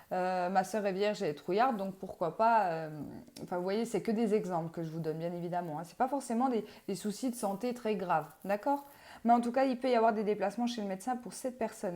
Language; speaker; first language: French; native; French